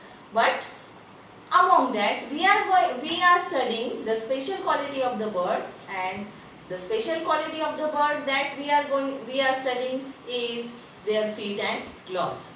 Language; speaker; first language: English; non-native, local second language; Marathi